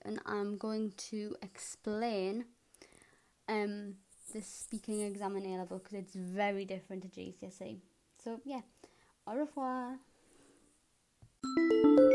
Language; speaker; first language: English; native; English